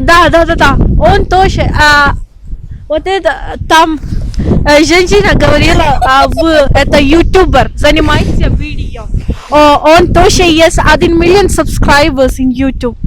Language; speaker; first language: Russian; non-native, learner; Malayalam